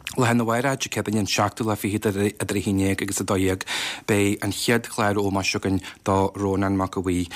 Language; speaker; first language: Irish; native; Irish